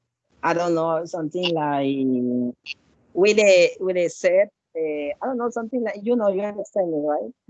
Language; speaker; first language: English; non-native, learner; Spanish